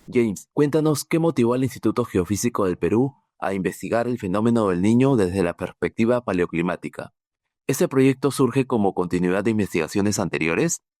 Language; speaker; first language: Spanish; native; Spanish